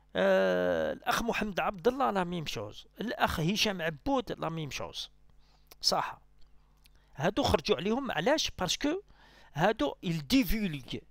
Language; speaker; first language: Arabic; native; Arabic